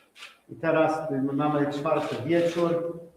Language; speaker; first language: Polish; non-native, learner; English